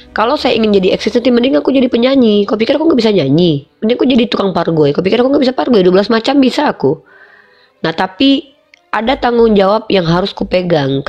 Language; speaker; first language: Indonesian; native; Indonesian